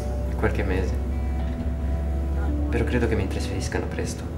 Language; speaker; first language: Italian; non-native, fluent; Spanish